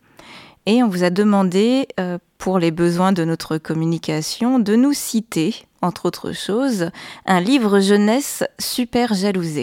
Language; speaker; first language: French; native; French